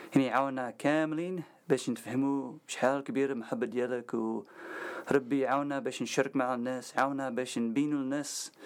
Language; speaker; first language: Arabic; non-native, fluent; English